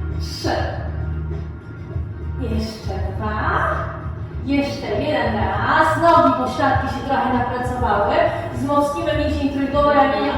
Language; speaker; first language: Polish; native; Polish